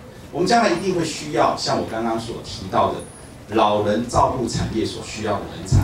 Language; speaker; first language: Chinese; native; Chinese